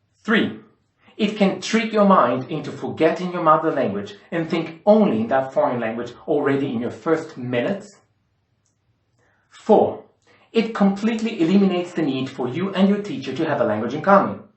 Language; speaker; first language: English; non-native, fluent; Portuguese